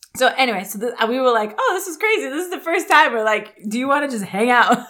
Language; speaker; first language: English; native; English